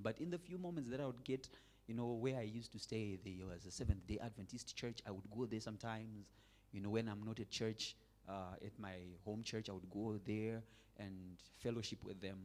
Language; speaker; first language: English; non-native, local second language; Shona